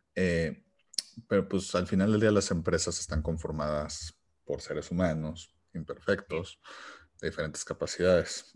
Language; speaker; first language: Spanish; native; Spanish